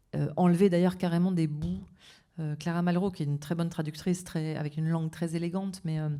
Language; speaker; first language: French; native; French